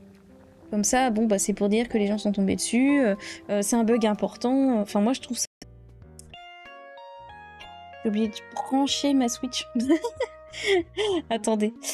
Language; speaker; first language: French; native; French